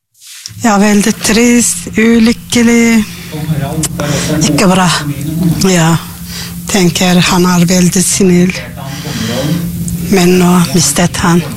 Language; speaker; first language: Norwegian; non-native, learner; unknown